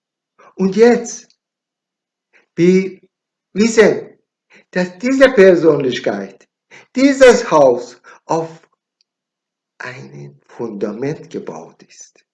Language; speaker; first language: German; non-native, learner; Persian